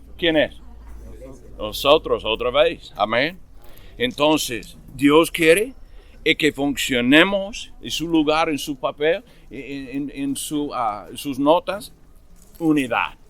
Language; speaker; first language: Spanish; non-native, fluent; English